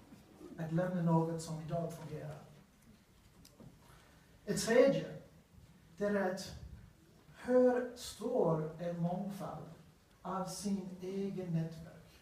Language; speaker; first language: Swedish; non-native, learner; English